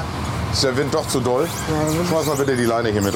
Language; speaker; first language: German; native; German